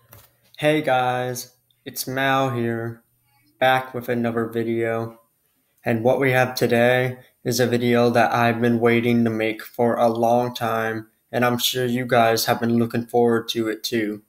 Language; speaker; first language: English; native; English